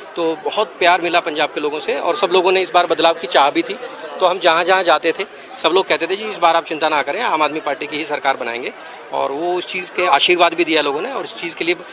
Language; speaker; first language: Hindi; native; Hindi